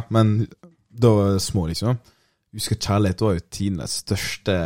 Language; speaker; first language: Norwegian; early bilingual, other home language; Somali